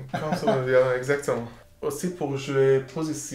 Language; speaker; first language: French; non-native, learner; Persian